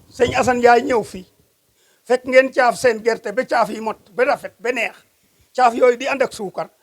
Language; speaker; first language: Wolof; native; Wolof